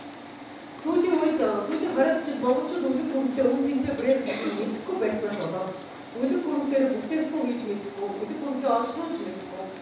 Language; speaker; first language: Mongolian; native; Mongolian